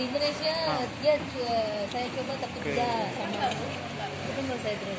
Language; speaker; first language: Indonesian; non-native, learner; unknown